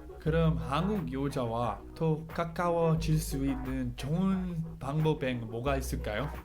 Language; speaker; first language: Korean; non-native, fluent; English